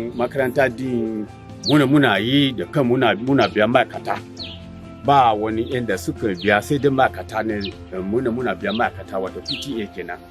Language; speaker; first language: Hausa; non-native, local second language; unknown